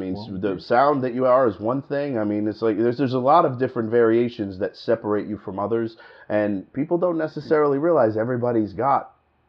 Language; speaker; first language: English; native; English